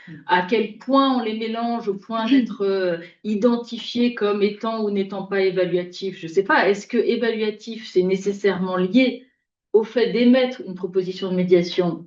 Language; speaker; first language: French; native; French